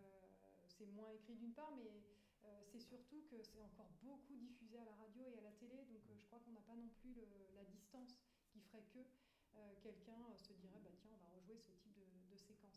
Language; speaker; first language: French; native; French